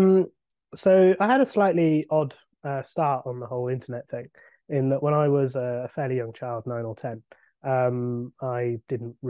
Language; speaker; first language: English; native; English